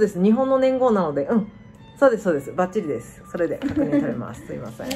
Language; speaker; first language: Japanese; native; Japanese